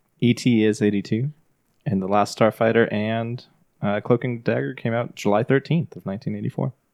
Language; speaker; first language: English; native; English